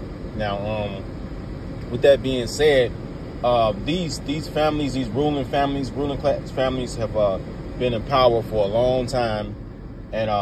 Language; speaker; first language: English; native; English